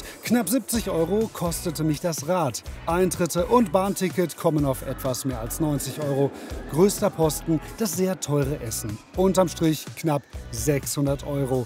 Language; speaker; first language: German; native; German